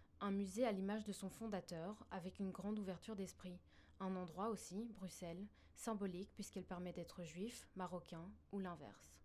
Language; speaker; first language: French; native; French